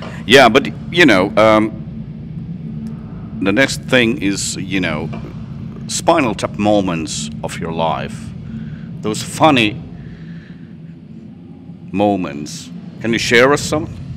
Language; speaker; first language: English; non-native, fluent; Finnish